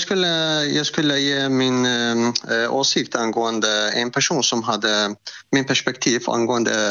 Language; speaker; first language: Swedish; non-native, fluent; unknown